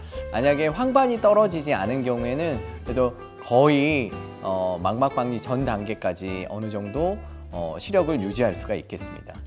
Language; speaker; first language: Korean; native; Korean